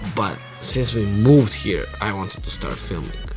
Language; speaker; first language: English; non-native, fluent; Serbian